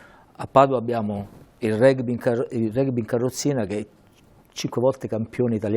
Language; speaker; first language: Italian; native; Italian